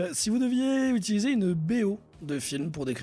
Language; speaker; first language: French; native; French